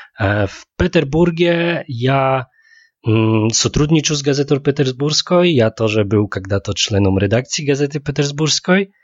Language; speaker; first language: Polish; non-native, learner; Russian